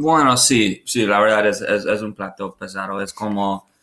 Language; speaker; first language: Spanish; non-native, learner; English